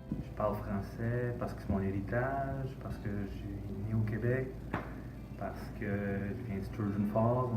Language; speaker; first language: French; native; French